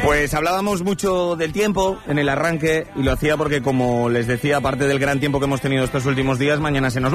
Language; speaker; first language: Spanish; native; Spanish